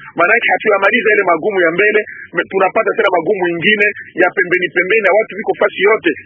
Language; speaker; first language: Swahili; native; Swahili